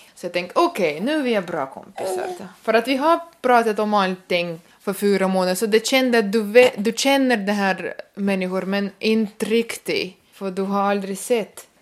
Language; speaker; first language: Swedish; non-native, fluent; Russian